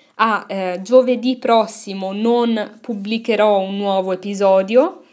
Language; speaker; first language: Italian; native; Italian